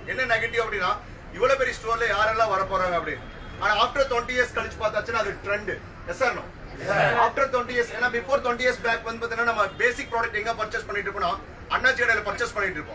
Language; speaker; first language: Tamil; native; Tamil